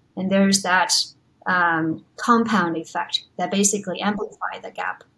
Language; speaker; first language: English; non-native, fluent; Chinese